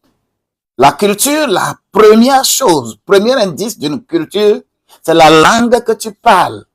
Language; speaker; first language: French; non-native, local second language; Ewe